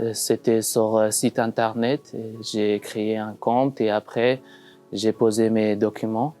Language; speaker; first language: French; non-native, learner; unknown